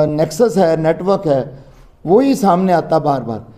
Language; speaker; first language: Hindi; non-native, local second language; Punjabi